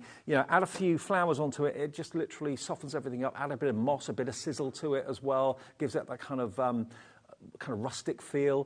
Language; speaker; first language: English; native; English